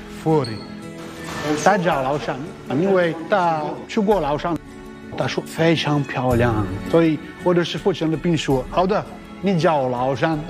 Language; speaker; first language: Chinese; non-native, learner; Italian